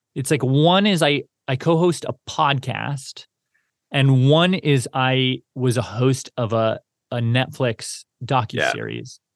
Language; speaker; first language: English; native; English